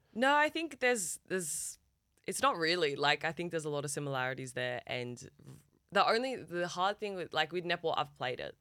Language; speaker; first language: English; early bilingual, other home language; Turkish